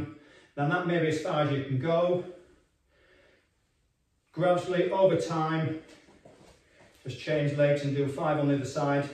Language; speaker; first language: English; native; English